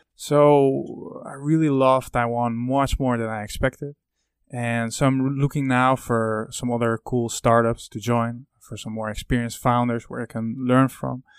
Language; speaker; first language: English; non-native, fluent; Dutch